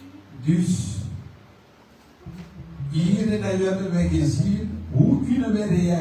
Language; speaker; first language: Dutch; non-native, learner; French